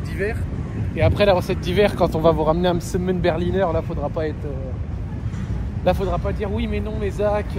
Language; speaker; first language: French; native; French